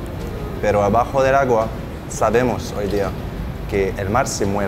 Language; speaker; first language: Spanish; non-native, fluent; French